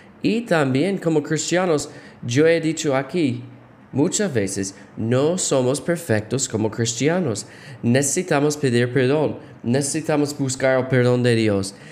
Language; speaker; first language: Spanish; non-native, fluent; English